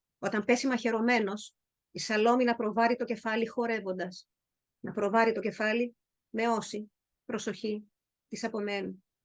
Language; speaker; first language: Greek; native; Greek